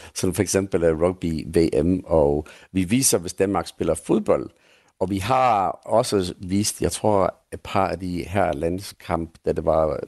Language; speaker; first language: Danish; non-native, fluent; English